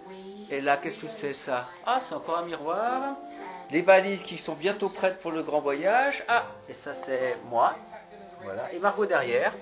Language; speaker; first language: French; native; French